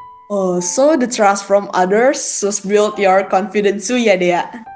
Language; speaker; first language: English; non-native, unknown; Indonesian